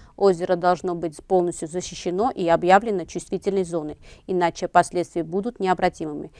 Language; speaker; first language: Russian; non-native, local second language; Armenian